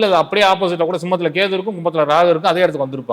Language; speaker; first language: Tamil; native; Tamil